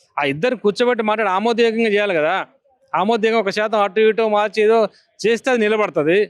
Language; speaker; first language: Telugu; native; Telugu